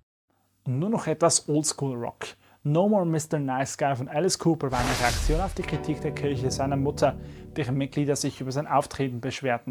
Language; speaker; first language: German; native; German